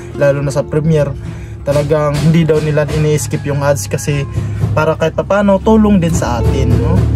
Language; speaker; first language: Filipino; non-native, local second language; Cebuano